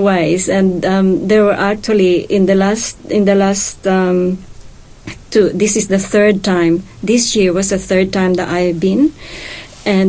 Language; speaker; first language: English; non-native, local second language; Hiligaynon